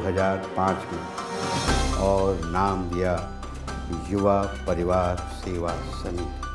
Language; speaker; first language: Hindi; native; Hindi